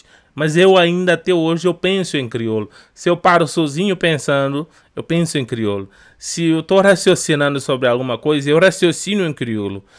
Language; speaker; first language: Portuguese; non-native, fluent; Upper Guinea Crioulo